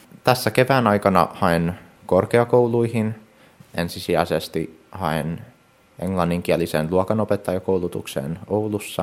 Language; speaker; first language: Finnish; early bilingual, heritage; Finnish